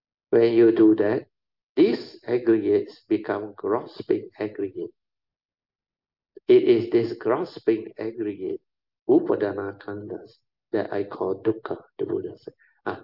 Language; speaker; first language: English; non-native, local second language; Min Nan Chinese